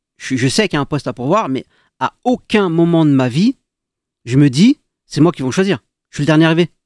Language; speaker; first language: French; early bilingual, other home language; Arabic